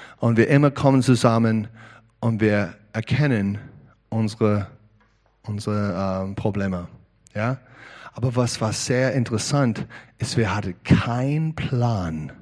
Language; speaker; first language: German; non-native, learner; English